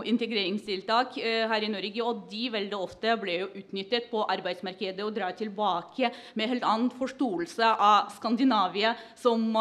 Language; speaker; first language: Norwegian; non-native, fluent; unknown